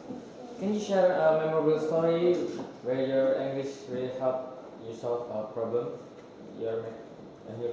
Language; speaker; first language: English; non-native, learner; Indonesian